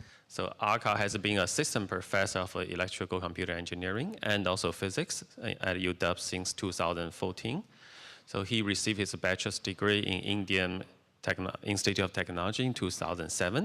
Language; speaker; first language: English; non-native, fluent; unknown